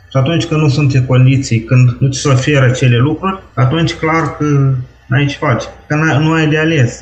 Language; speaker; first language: Romanian; native; Romanian